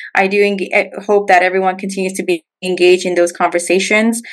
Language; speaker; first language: English; native; English